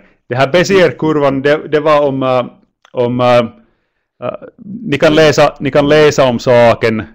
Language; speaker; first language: Swedish; non-native, local second language; Finnish